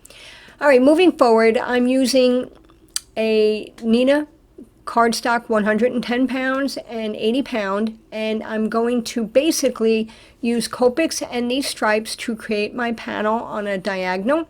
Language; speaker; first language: English; native; English